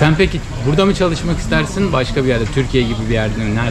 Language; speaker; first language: Turkish; native; Turkish